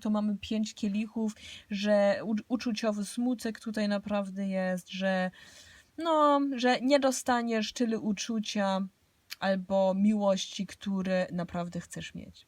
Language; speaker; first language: Polish; early bilingual, heritage; Polish